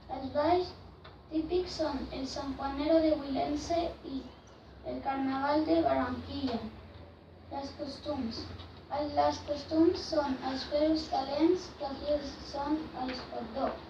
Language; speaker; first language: Catalan; non-native, learner; Spanish